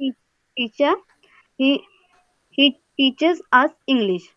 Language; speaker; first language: English; non-native, learner; Hindi